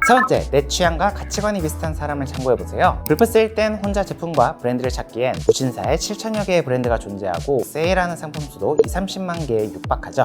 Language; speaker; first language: Korean; native; Korean